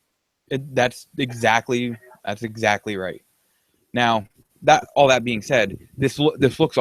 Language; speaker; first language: English; native; English